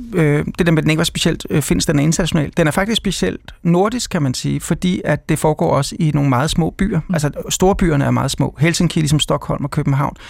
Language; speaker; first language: Danish; native; Danish